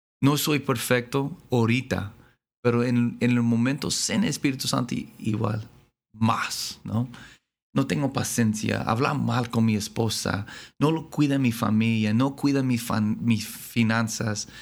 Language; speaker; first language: Spanish; non-native, learner; English